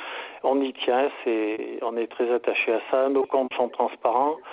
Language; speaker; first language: French; native; French